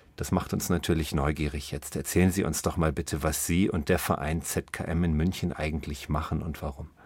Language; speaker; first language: German; native; German